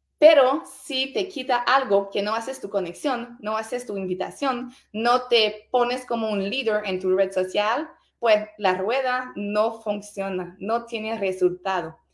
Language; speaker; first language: Spanish; non-native, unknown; French